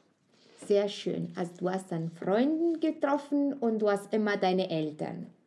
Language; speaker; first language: German; non-native, fluent; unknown